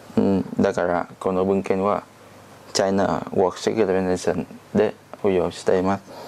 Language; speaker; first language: Japanese; non-native, learner; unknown